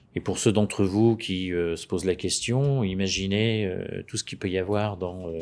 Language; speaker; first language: French; native; French